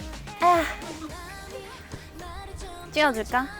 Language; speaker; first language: Korean; non-native, fluent; Chinese